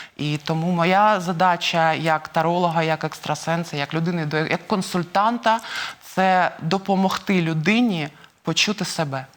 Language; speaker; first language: Ukrainian; non-native, local second language; Russian